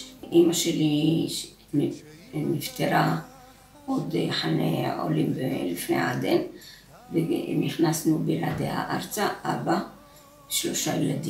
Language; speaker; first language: Hebrew; early bilingual, other home language; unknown